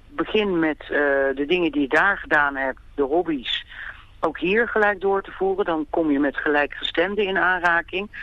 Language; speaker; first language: Dutch; native; Dutch